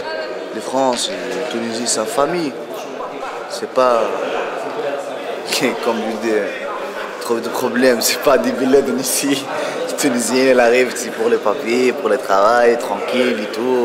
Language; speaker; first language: French; non-native, learner; Arabic